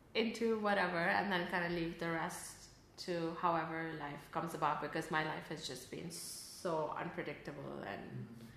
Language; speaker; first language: English; early bilingual, other home language; Urdu